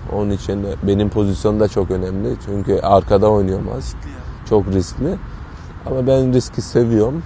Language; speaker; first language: Turkish; early bilingual, heritage; Turkish